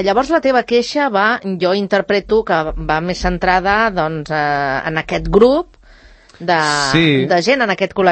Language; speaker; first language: Catalan; native; Catalan